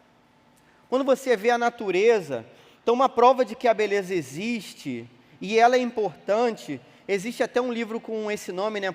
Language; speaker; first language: Portuguese; native; Portuguese